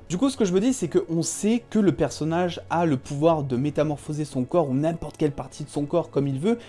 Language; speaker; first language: French; native; French